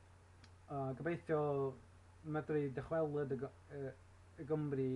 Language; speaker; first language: Welsh; non-native, learner; English